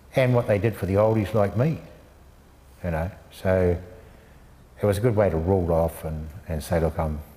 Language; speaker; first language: English; native; English